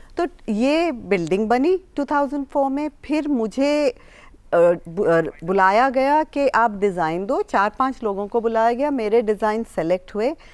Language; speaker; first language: Hindi; non-native, local second language; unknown